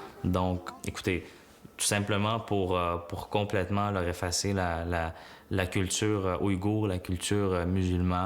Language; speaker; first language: French; non-native, fluent; Uyghur